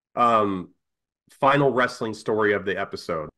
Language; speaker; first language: English; native; English